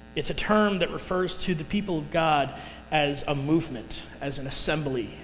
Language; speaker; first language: English; native; English